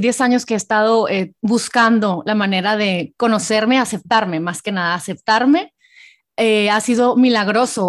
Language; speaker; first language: Spanish; native; Spanish